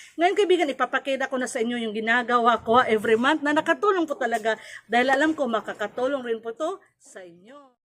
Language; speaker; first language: Filipino; non-native, local second language; Cebuano